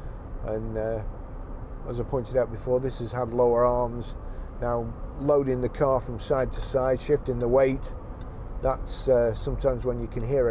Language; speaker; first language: English; native; English